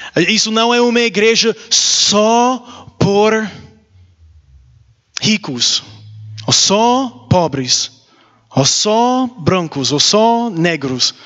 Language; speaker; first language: Portuguese; non-native, learner; English